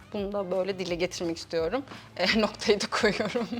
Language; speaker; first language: Turkish; early bilingual, heritage; Turkish